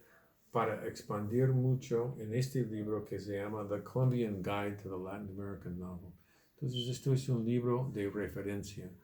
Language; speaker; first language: Spanish; non-native, fluent; English